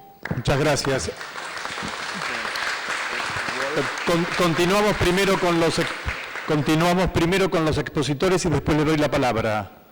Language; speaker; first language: Spanish; native; Spanish